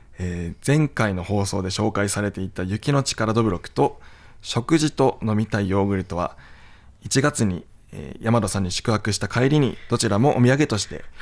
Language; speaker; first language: Japanese; native; Japanese